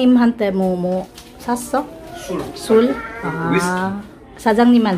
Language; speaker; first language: Korean; non-native, learner; Cebuano